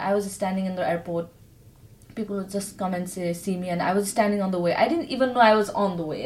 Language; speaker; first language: English; non-native, learner; Nepali